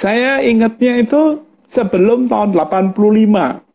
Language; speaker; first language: Indonesian; native; Indonesian